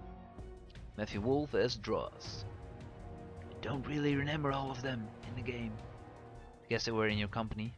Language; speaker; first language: English; non-native, fluent; Dutch